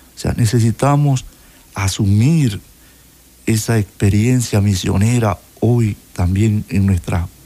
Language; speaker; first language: Spanish; native; Spanish